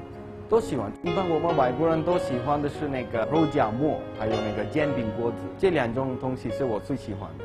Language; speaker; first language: Chinese; non-native, fluent; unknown